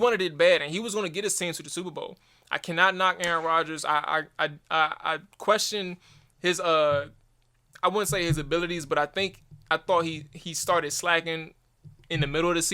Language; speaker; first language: English; native; English